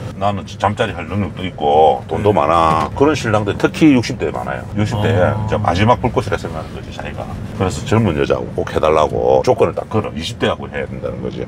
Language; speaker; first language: Korean; native; Korean